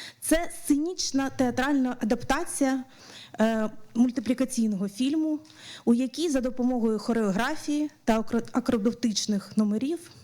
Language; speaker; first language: Ukrainian; native; Ukrainian